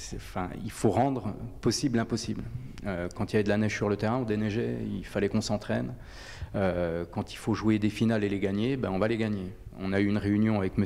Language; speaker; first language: French; native; French